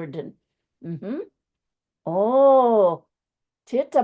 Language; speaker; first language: Swedish; non-native, fluent; English